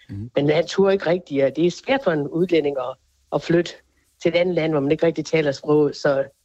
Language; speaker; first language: Danish; native; Danish